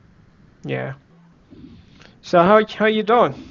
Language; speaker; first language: English; non-native, fluent; Vietnamese